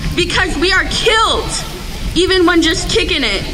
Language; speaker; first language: English; native; English